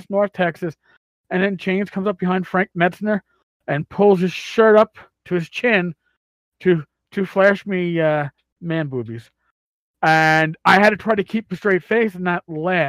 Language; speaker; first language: English; native; English